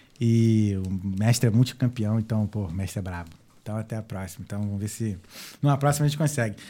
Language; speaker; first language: Portuguese; native; Portuguese